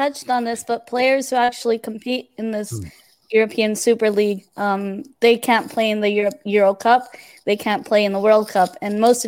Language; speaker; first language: English; native; English